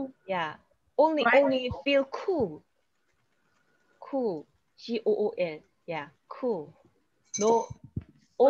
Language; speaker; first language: English; non-native, learner; Korean